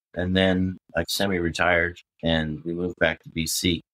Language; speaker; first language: English; native; English